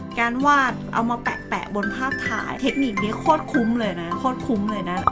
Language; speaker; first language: Thai; native; Thai